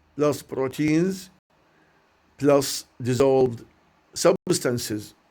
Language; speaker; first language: English; non-native, learner; Arabic